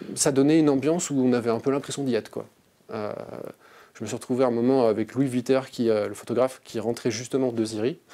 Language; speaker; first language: French; native; French